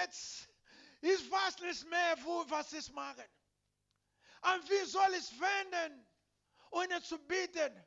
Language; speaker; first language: German; non-native, learner; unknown